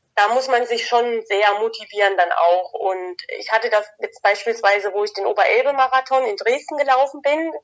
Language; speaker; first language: German; native; German